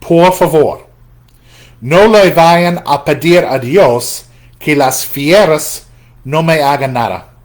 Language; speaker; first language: Spanish; non-native, fluent; English